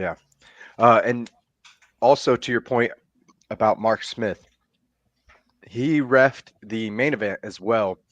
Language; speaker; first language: English; native; English